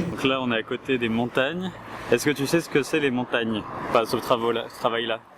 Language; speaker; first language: French; native; French